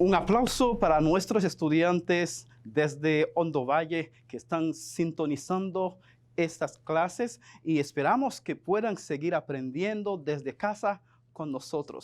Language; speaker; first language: Spanish; non-native, fluent; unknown